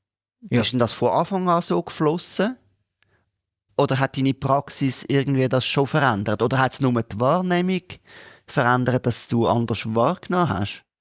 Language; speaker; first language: German; native; German